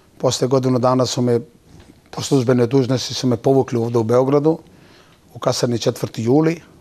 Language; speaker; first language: Bosnian; non-native, local second language; Turkish